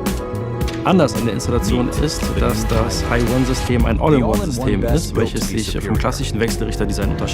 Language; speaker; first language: German; native; German